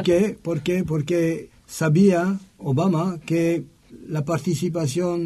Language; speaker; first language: Spanish; non-native, learner; French